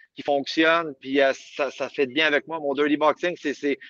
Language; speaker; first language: French; native; French